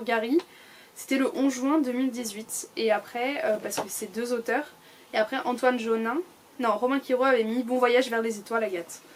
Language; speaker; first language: French; native; French